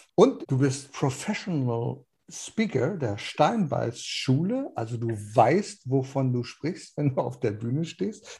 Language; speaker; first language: German; early bilingual, heritage; Danish